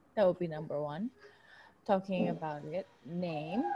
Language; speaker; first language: English; non-native, fluent; Indonesian